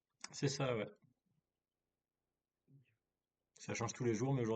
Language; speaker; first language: French; native; French